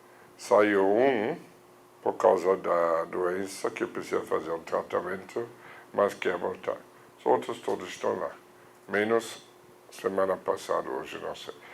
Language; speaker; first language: Portuguese; non-native, fluent; German